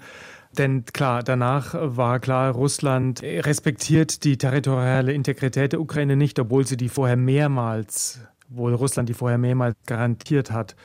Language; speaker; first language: German; native; German